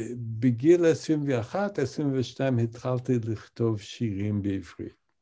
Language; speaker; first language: Hebrew; non-native, fluent; English